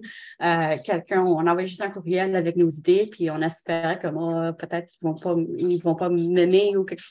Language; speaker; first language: French; non-native, local second language; English